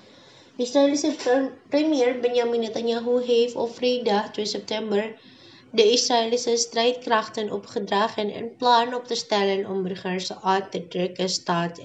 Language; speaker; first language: Dutch; non-native, fluent; Indonesian